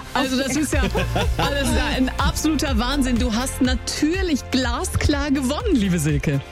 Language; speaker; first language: German; native; German